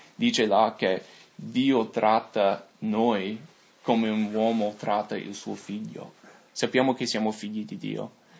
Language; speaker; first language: Italian; non-native, fluent; English